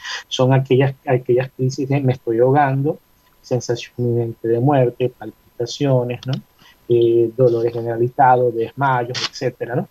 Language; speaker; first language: Spanish; native; Spanish